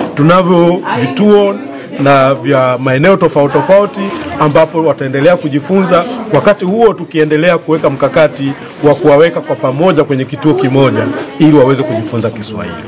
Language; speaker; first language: Swahili; native; Swahili